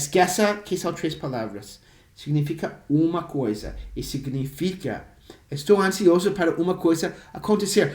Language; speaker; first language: Portuguese; non-native, fluent; English